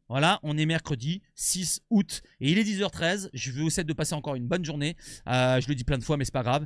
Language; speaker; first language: French; native; French